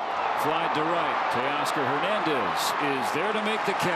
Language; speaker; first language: English; native; English